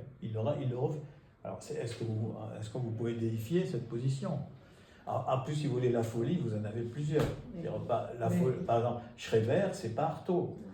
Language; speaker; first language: French; native; French